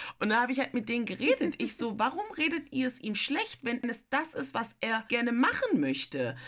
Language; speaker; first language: German; early bilingual, other home language; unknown